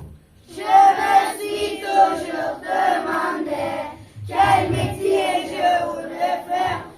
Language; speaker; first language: French; non-native, learner; Turkish